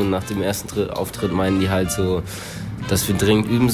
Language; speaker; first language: German; native; German